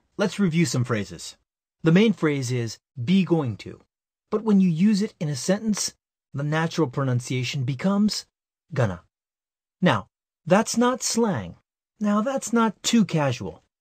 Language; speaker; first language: English; native; English